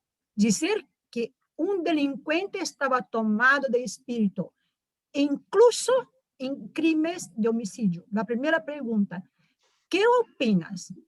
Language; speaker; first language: Spanish; non-native, learner; Portuguese